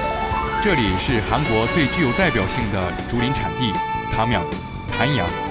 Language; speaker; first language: Chinese; native; Chinese